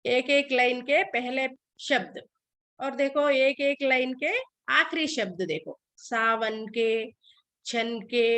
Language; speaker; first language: Hindi; non-native, local second language; Telugu